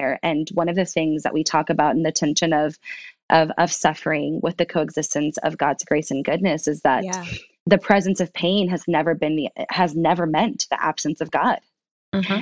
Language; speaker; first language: English; early bilingual, other home language; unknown